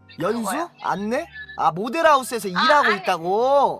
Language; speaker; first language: Korean; native; Korean